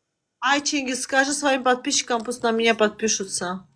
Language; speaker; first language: Russian; non-native, local second language; Azerbaijani